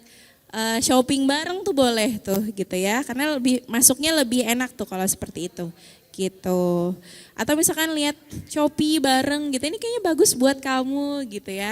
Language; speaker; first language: Indonesian; native; Indonesian